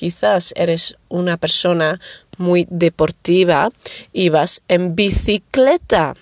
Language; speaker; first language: Spanish; non-native, fluent; Dutch